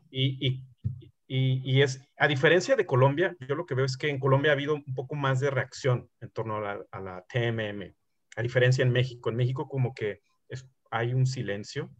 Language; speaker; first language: Spanish; native; Spanish